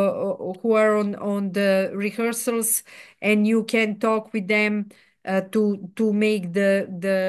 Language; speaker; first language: English; non-native, fluent; Serbian